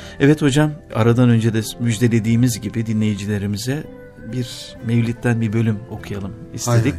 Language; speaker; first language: Turkish; native; Turkish